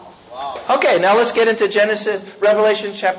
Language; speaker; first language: English; native; English